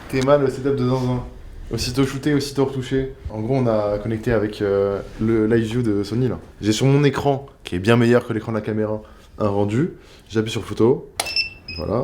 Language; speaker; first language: French; native; French